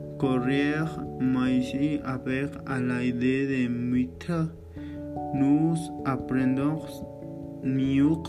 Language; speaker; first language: French; non-native, learner; Spanish